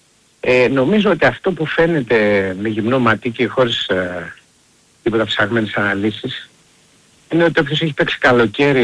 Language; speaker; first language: Greek; native; Greek